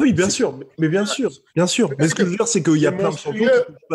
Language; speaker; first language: French; native; French